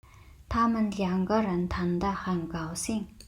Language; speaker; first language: Chinese; non-native, fluent; Mongolian